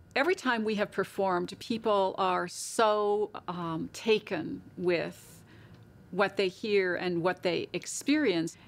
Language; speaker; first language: English; native; English